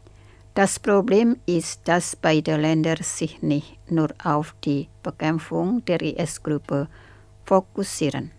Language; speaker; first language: German; non-native, fluent; Indonesian